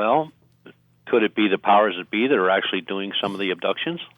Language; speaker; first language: English; native; English